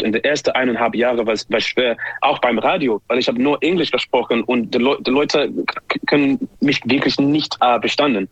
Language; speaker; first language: German; non-native, learner; English